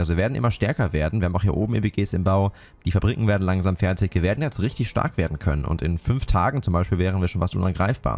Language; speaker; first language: German; native; German